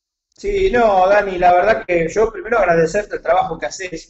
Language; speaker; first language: Spanish; native; Spanish